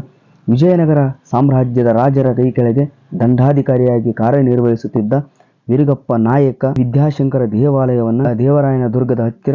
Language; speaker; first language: Kannada; native; Kannada